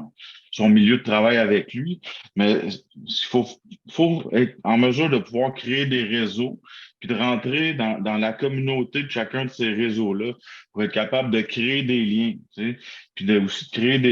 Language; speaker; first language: French; native; French